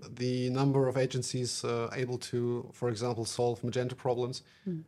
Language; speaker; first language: English; non-native, fluent; German